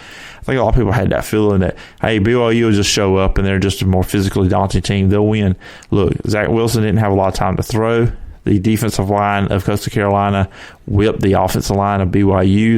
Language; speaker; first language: English; native; English